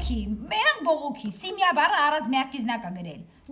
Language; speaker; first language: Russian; non-native, learner; Armenian